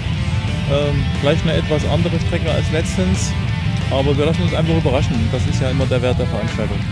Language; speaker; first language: German; native; German